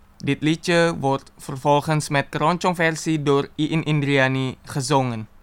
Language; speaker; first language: Dutch; non-native, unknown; Indonesian